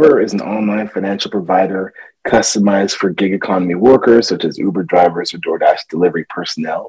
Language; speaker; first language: English; native; English